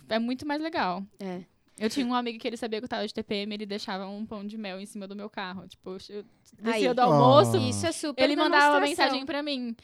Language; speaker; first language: Portuguese; native; Portuguese